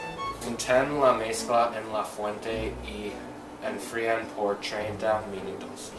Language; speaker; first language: Spanish; non-native, learner; English